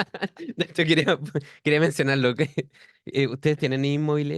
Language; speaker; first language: Spanish; native; Spanish